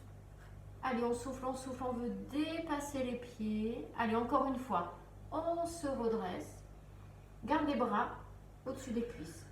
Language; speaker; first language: French; native; French